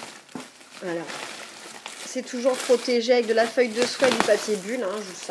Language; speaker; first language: French; native; French